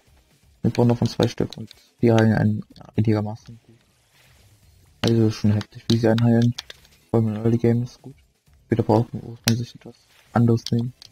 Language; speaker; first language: German; native; German